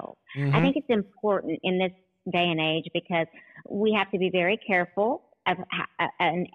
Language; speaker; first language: English; native; English